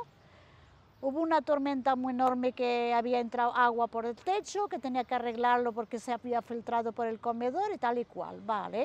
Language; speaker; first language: Spanish; native; Spanish